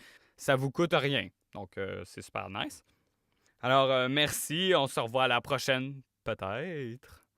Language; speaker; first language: French; native; French